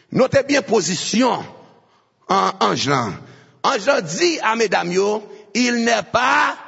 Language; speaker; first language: French; non-native, local second language; Haitian Creole